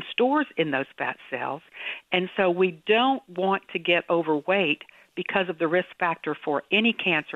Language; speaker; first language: English; native; English